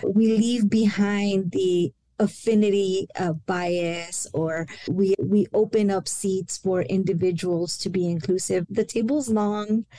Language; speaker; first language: English; early bilingual, other home language; Spanish